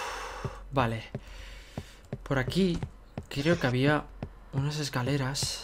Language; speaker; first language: Spanish; native; Spanish